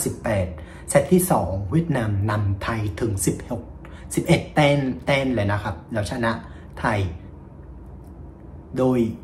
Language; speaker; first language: Thai; non-native, fluent; Vietnamese